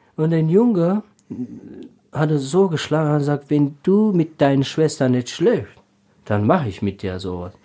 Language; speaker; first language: German; non-native, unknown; Tajik